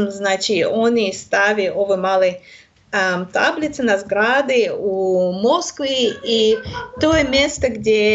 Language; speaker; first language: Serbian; non-native, learner; Russian